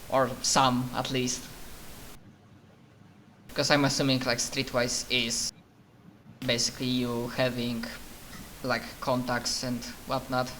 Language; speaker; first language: English; non-native, fluent; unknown